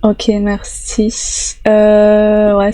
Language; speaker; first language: French; native; French